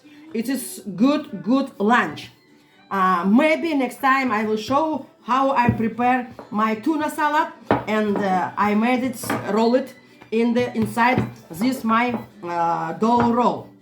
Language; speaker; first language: English; non-native, learner; Russian